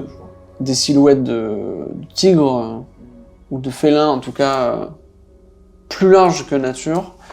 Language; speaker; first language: French; native; French